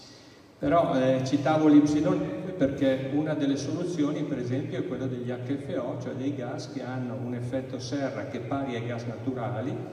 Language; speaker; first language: Italian; native; Italian